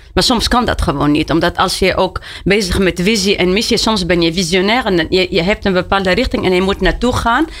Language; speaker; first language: Dutch; non-native, fluent; Arabic